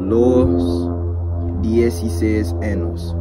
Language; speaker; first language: Spanish; non-native, learner; English